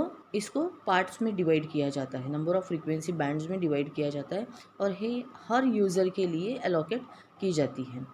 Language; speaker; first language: Hindi; non-native, local second language; Marathi